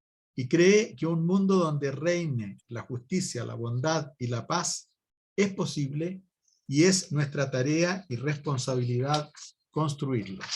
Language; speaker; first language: Spanish; native; Spanish